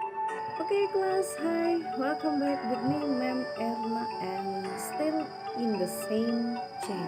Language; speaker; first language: English; non-native, local second language; Indonesian